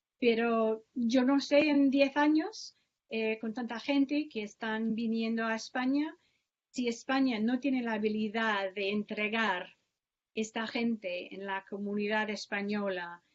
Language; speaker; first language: Spanish; non-native, fluent; English